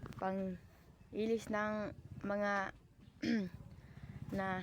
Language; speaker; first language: Filipino; non-native, local second language; Cebuano